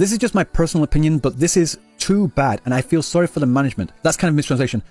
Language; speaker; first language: English; native; English